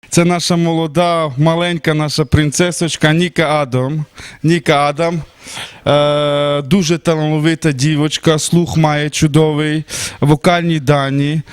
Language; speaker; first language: Ukrainian; non-native, local second language; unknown